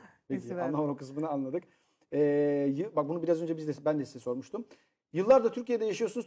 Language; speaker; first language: Turkish; native; Turkish